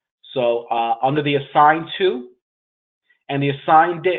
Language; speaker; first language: English; native; English